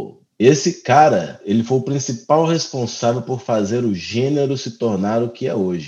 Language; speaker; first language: Portuguese; native; Portuguese